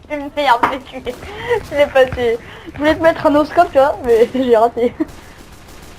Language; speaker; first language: French; native; French